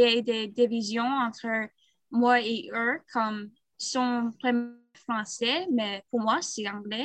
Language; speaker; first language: French; non-native, learner; English